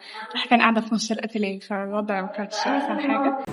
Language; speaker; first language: Arabic; native; Arabic